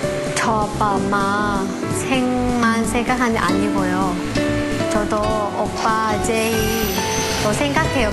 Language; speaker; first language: Korean; non-native, learner; Vietnamese